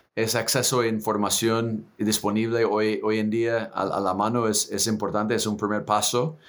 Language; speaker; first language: Spanish; non-native, fluent; English